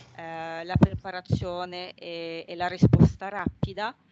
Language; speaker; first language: Italian; non-native, fluent; French